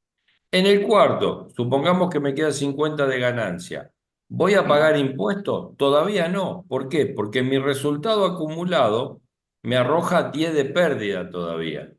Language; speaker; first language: Spanish; native; Spanish